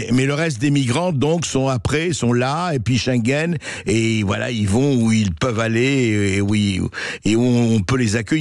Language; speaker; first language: French; native; French